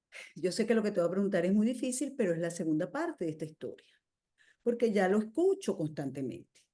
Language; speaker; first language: Spanish; native; Spanish